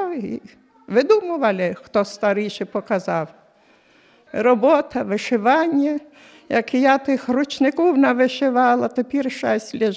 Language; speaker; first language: Ukrainian; native; Ukrainian